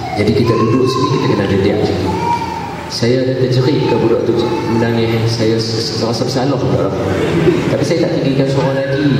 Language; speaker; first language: Malay; native; Malay